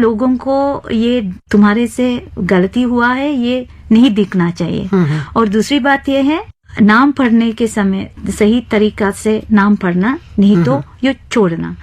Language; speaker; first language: Hindi; non-native, fluent; Sinhala